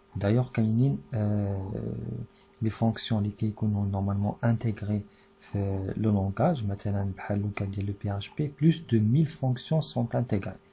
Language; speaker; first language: French; non-native, local second language; Arabic